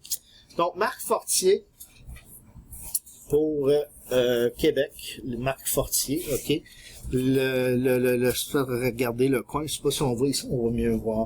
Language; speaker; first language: French; native; French